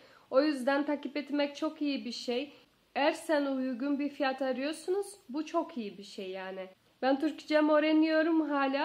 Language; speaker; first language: Turkish; non-native, learner; Portuguese